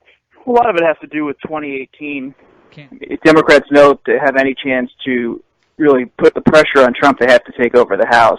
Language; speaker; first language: English; native; English